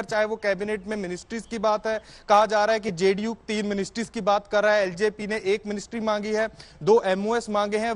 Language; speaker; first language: Hindi; native; Hindi